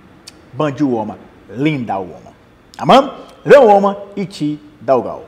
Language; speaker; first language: Chinese; non-native, learner; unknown